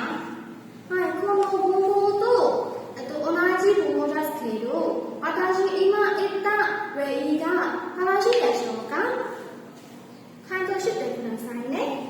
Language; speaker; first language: Japanese; non-native, learner; Burmese